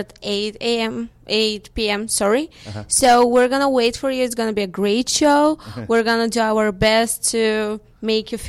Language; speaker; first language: English; non-native, fluent; Bulgarian